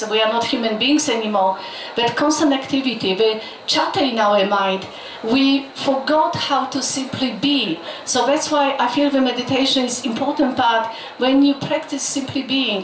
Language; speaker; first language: English; non-native, fluent; Polish